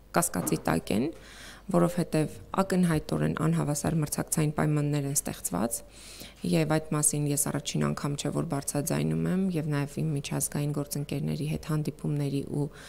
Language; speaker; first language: Armenian; native; Armenian